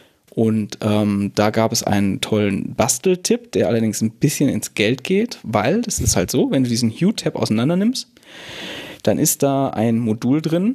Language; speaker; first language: German; native; German